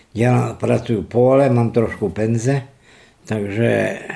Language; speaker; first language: Czech; early bilingual, heritage; Serbian